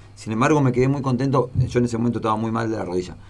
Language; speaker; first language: Spanish; native; Spanish